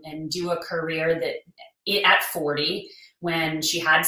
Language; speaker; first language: English; native; English